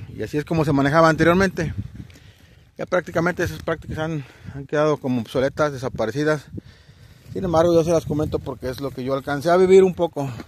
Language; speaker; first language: Spanish; native; Spanish